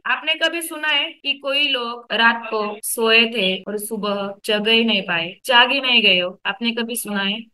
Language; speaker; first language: Hindi; non-native, local second language; Marathi